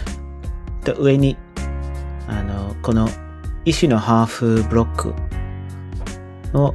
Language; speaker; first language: Japanese; non-native, learner; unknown